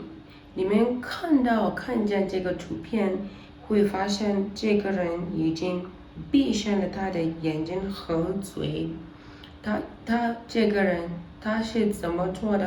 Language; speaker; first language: Chinese; non-native, learner; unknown